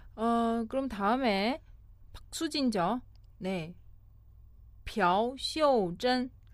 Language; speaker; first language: Korean; non-native, fluent; Chinese